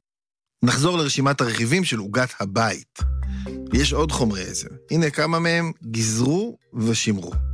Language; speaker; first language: Hebrew; native; Hebrew